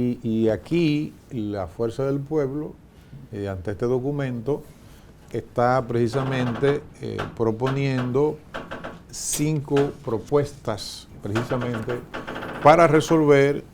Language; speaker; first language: Spanish; native; Spanish